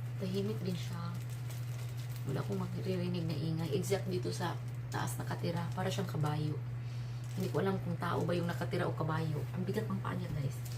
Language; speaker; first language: Filipino; native; Filipino